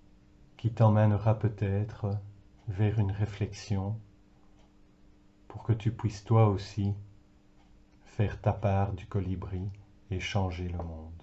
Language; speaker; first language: French; native; French